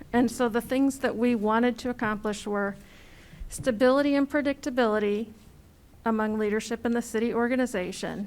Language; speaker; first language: English; native; English